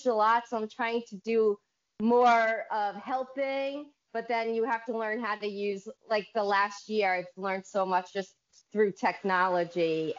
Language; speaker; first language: English; native; English